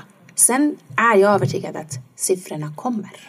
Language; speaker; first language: Swedish; non-native, fluent; Persian